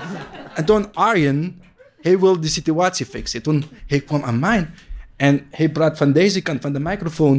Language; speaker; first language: Dutch; non-native, learner; Arabic